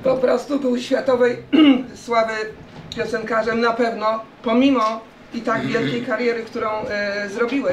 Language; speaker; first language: Polish; native; Polish